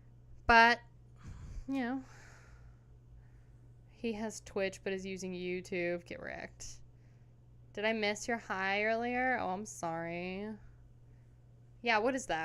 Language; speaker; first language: English; native; English